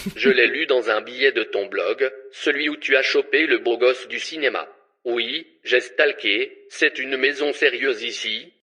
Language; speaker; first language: French; native; French